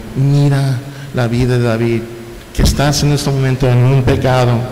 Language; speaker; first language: Spanish; non-native, fluent; English